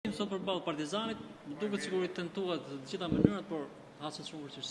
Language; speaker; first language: Albanian; native; Albanian